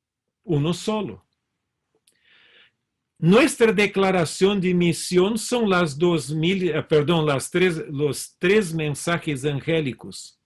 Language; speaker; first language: Spanish; non-native, fluent; Portuguese